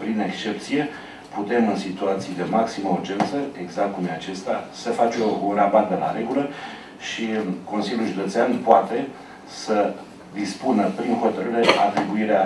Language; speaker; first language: Romanian; native; Romanian